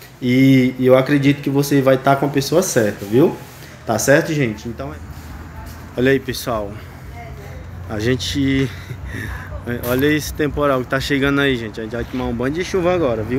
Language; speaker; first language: Portuguese; native; Portuguese